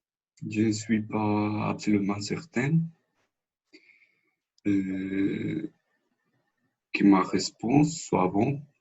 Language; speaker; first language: French; non-native, learner; Spanish